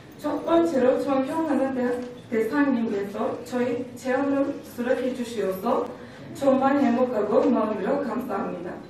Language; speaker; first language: Korean; non-native, learner; Turkish